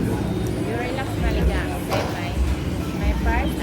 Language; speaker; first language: English; non-native, learner; Filipino